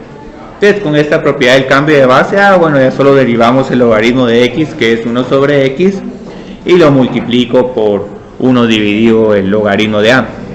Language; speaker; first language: Spanish; native; Spanish